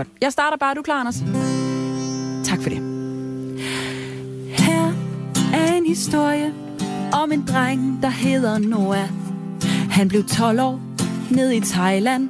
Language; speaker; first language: Danish; native; Danish